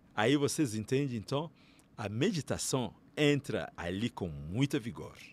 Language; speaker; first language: Portuguese; non-native, fluent; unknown